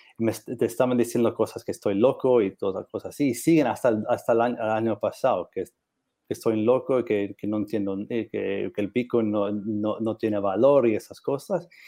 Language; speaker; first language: Spanish; non-native, learner; English